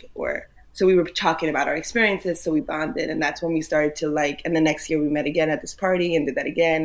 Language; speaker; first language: English; early bilingual, other home language; Yiddish